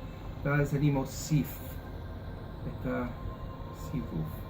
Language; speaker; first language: Hebrew; non-native, fluent; English